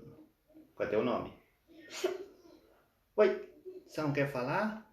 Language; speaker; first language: Portuguese; non-native, fluent; Spanish